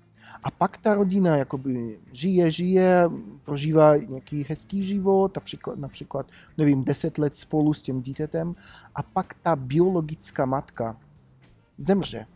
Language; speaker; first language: Czech; non-native, fluent; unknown